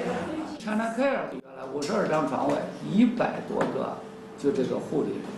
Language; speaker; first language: Chinese; native; Chinese